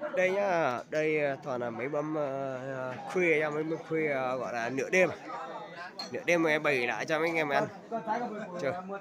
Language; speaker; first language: Vietnamese; non-native, local second language; Hmong